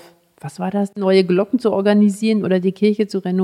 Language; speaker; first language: German; native; German